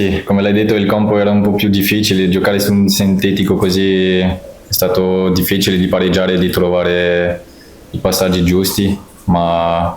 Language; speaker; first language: Italian; non-native, fluent; French